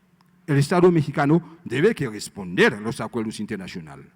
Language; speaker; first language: Spanish; non-native, fluent; Haitian Creole